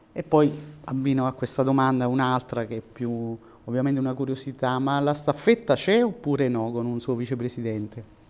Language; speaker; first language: Italian; native; Italian